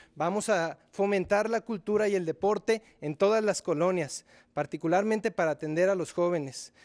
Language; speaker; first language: Spanish; native; Spanish